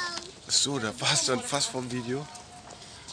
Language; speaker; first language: German; native; German